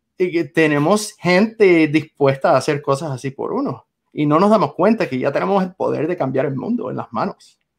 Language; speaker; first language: Spanish; non-native, fluent; English